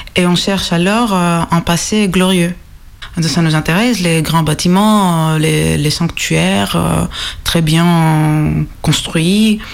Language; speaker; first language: French; non-native, fluent; Greek